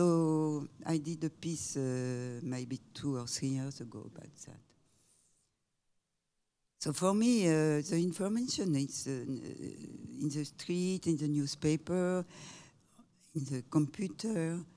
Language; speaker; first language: English; non-native, fluent; French